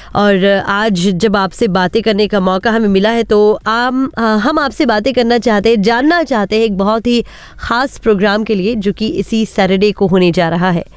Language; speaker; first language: Hindi; native; Hindi